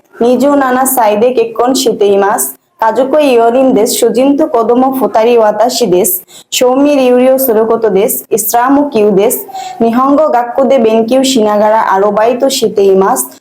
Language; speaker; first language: Japanese; non-native, learner; Bangla